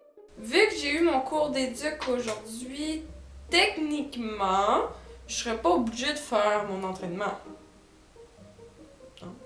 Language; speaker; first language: French; native; French